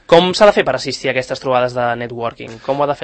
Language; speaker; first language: Catalan; native; Catalan